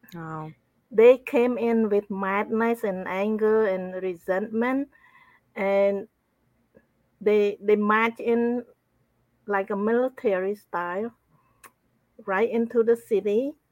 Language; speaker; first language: English; non-native, fluent; Khmer